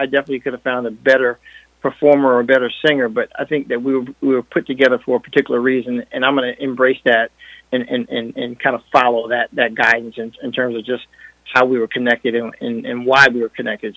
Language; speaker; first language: English; non-native, fluent; French